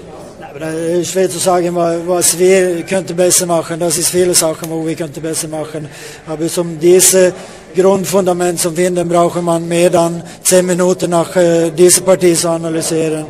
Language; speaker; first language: German; non-native, fluent; Swedish